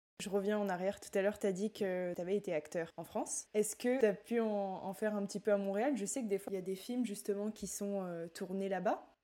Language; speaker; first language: French; native; French